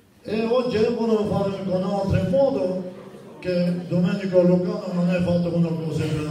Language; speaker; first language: Italian; non-native, fluent; Kurdish